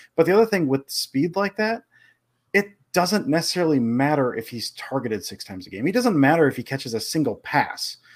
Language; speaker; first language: English; native; English